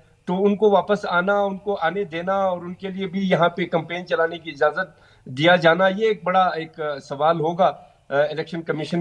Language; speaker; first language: Hindi; non-native, local second language; Balti